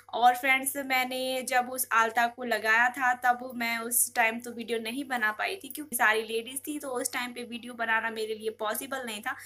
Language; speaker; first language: Hindi; native; Hindi